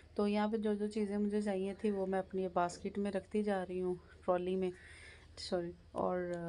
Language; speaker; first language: Urdu; native; Urdu